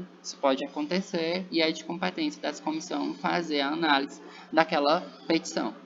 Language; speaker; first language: Portuguese; native; Portuguese